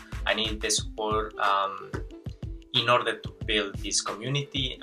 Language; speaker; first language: English; non-native, fluent; Spanish